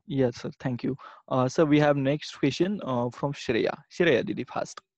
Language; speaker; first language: English; non-native, local second language; Marathi